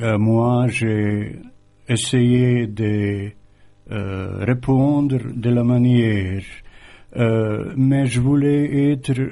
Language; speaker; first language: French; non-native, fluent; Croatian